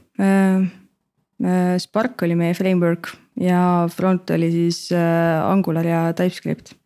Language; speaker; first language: Estonian; native; Estonian